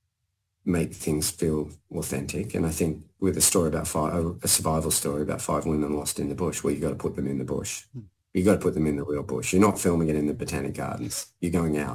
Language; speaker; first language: English; native; English